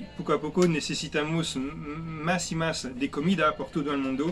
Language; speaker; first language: Spanish; non-native, learner; French